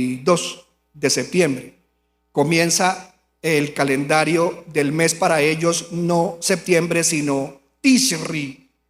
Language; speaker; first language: Spanish; native; Spanish